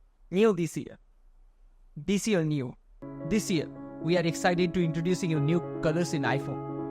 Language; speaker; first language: English; non-native, local second language; Bangla